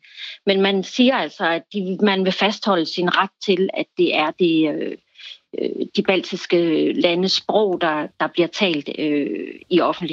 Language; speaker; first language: Danish; native; Danish